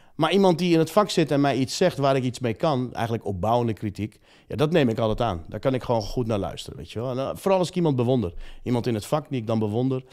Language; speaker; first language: Dutch; early bilingual, other home language; Riffian